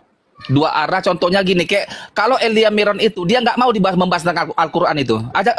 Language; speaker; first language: Indonesian; native; Indonesian